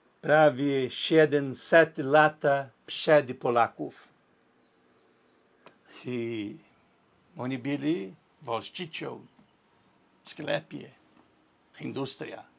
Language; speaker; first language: Polish; early bilingual, heritage; Portuguese